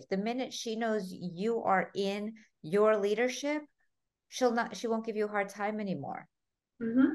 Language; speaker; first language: English; early bilingual, other home language; Armenian